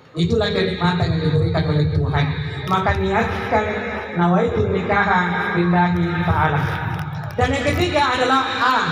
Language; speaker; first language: Indonesian; non-native, local second language; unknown